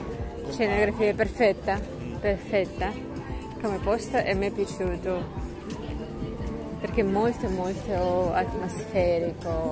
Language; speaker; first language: Italian; non-native, learner; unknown